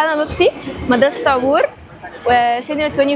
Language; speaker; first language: Arabic; native; Arabic